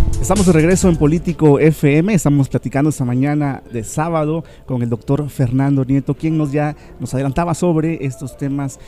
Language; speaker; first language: Spanish; native; Spanish